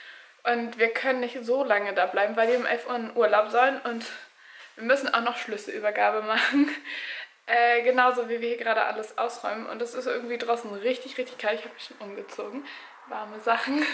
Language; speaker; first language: German; native; German